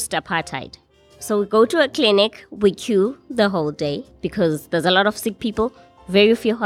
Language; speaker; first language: English; non-native, local second language; Xhosa